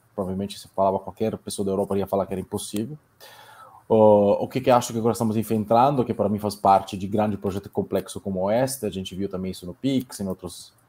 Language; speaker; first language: Portuguese; non-native, fluent; Italian